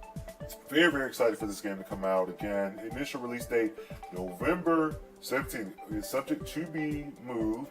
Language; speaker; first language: English; native; English